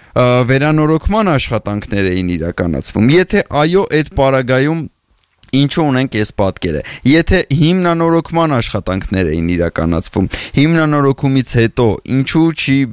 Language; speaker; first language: Armenian; native; Armenian